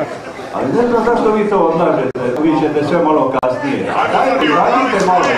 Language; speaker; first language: Serbian; native; Serbian